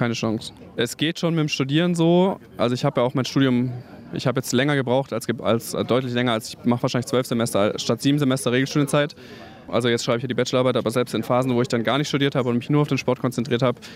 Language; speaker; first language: German; native; German